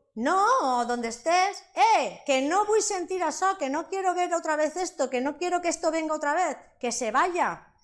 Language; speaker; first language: Spanish; non-native, local second language; Catalan